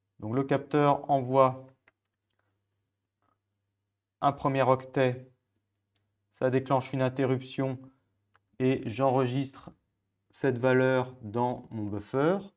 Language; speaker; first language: French; native; French